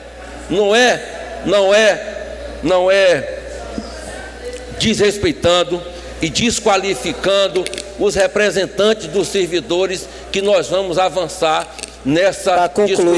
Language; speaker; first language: Portuguese; native; Portuguese